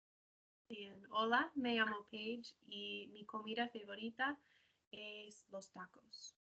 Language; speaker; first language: Spanish; non-native, learner; English